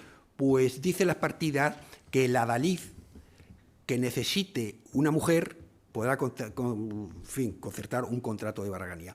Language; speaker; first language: Spanish; native; Spanish